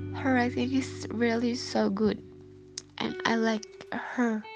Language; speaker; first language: English; non-native, fluent; Indonesian